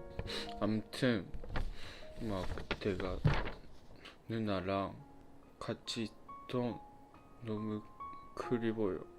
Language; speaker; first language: Korean; non-native, fluent; Japanese